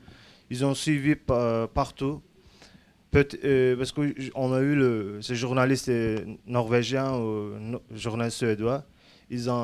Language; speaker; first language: French; non-native, learner; Azerbaijani